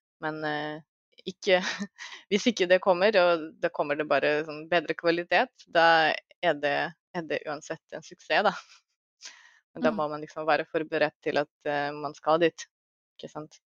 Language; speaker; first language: Norwegian; non-native, fluent; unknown